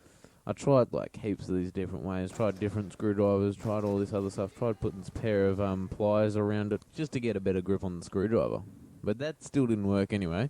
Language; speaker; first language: English; native; English